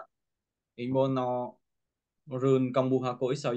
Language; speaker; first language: Korean; non-native, learner; Vietnamese